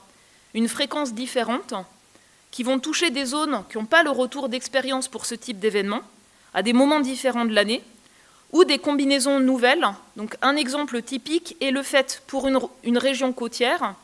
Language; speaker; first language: French; native; French